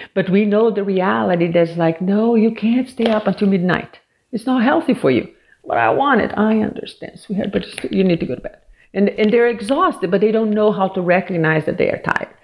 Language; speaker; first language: English; non-native, fluent; Portuguese